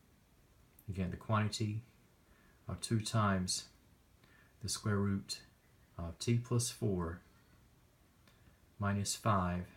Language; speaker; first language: English; native; English